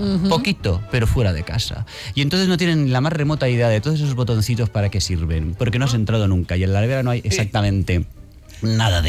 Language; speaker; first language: Spanish; native; Spanish